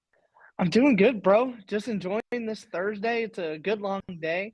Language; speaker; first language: English; native; English